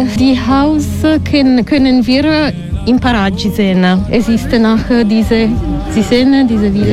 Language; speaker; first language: German; non-native, learner; Italian